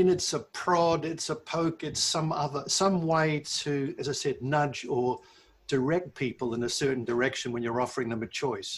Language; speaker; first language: English; native; English